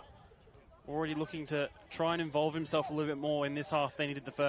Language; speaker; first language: English; native; English